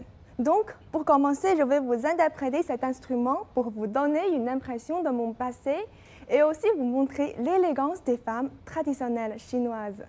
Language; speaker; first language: French; non-native, fluent; Chinese